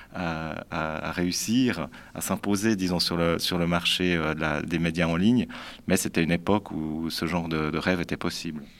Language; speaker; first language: French; native; French